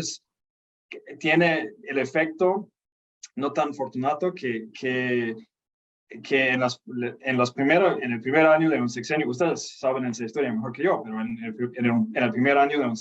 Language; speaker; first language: Spanish; non-native, fluent; Danish